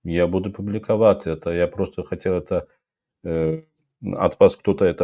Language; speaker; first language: Russian; non-native, local second language; Azerbaijani